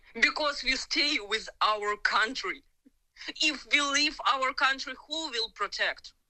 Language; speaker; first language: English; non-native, learner; Ukrainian